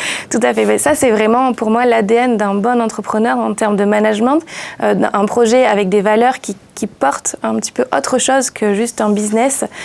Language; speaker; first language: French; native; French